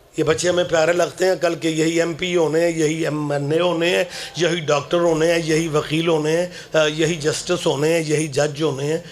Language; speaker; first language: Urdu; non-native, local second language; Punjabi